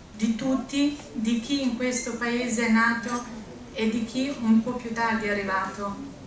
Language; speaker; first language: Italian; non-native, fluent; Albanian